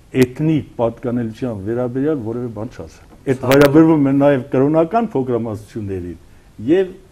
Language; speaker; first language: Armenian; non-native, local second language; Kurdish